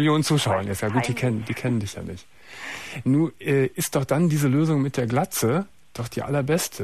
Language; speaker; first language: German; native; German